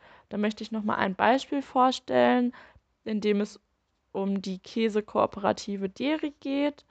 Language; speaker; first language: German; native; German